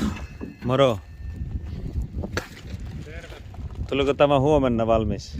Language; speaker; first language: Finnish; non-native, learner; Bangla